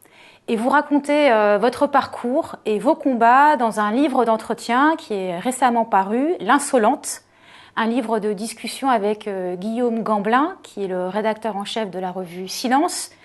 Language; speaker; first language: French; native; French